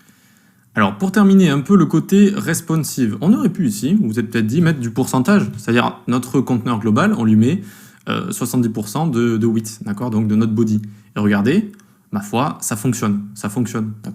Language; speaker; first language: French; native; French